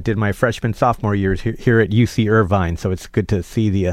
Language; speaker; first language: English; native; English